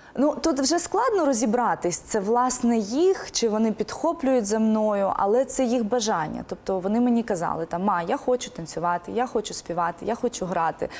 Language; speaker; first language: Ukrainian; non-native, local second language; Russian